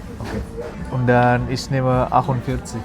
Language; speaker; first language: German; non-native, learner; Indonesian